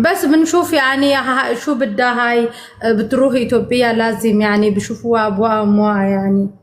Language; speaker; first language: Arabic; non-native, learner; Amharic